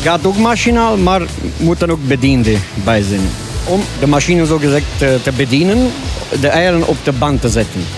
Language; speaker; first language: Dutch; non-native, learner; Romanian